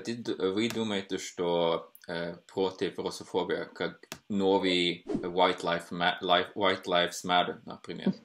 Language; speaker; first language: Russian; non-native, fluent; Norwegian